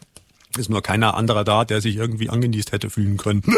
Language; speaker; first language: German; native; German